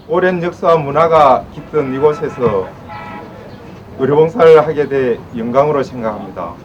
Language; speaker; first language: Korean; native; Korean